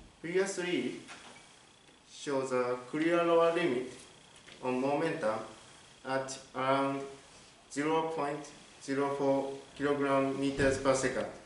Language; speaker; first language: English; non-native, learner; Japanese